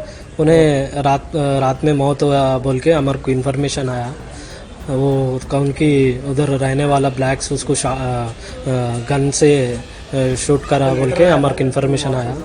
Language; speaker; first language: Hindi; non-native, local second language; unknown